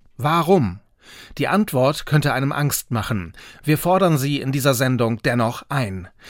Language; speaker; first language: German; native; German